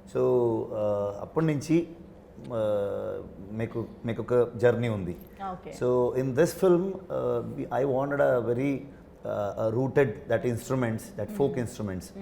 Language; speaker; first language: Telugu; non-native, learner; Kannada